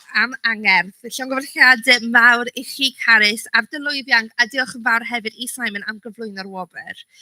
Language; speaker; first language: Welsh; native; Welsh